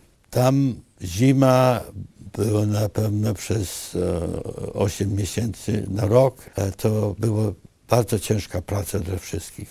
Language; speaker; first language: Polish; early bilingual, other home language; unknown